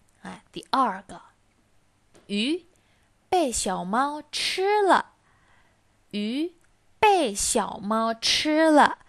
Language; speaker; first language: Chinese; non-native, fluent; Indonesian